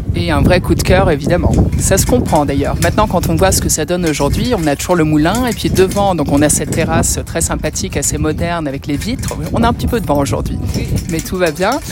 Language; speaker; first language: French; native; French